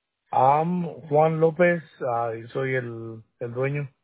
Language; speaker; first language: Spanish; early bilingual, heritage; Spanish